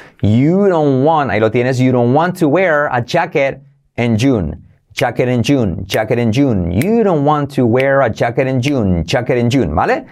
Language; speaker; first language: English; non-native, fluent; Spanish